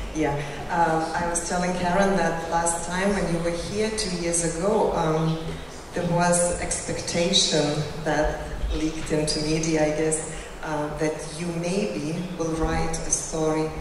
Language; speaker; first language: English; non-native, fluent; Lithuanian